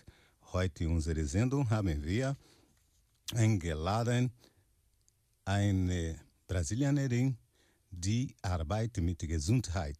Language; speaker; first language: German; non-native, fluent; Portuguese